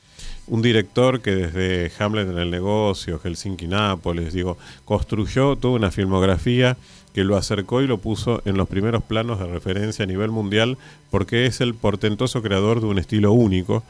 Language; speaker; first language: Spanish; native; Spanish